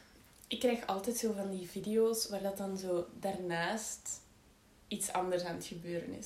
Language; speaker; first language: Dutch; native; Dutch